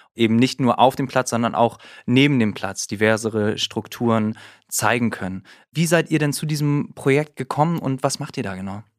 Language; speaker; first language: German; native; German